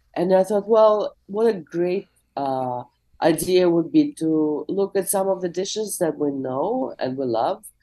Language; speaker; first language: English; non-native, fluent; Russian